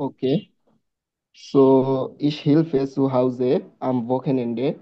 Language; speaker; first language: German; non-native, learner; Bangla